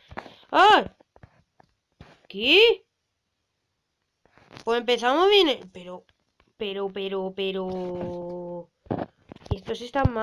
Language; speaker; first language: Spanish; native; Spanish